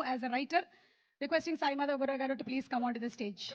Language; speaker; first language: Telugu; native; Telugu